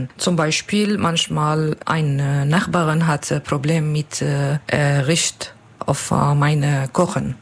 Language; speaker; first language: German; non-native, learner; Turkish